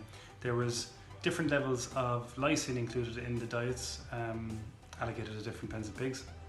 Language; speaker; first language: English; native; English